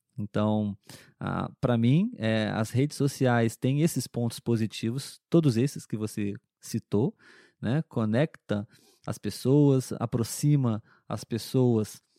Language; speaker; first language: Portuguese; native; Portuguese